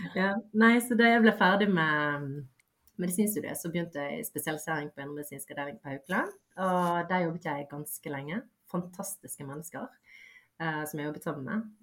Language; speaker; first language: Norwegian; early bilingual, other home language; Bosnian